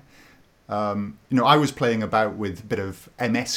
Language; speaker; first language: English; native; English